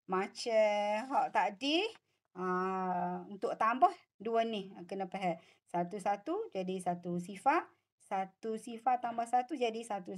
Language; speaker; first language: Malay; native; Malay